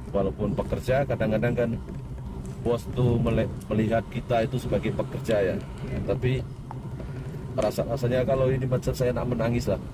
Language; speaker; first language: Malay; non-native, local second language; Javanese